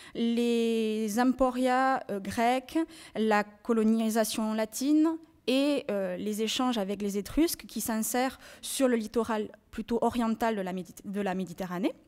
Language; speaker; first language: French; native; French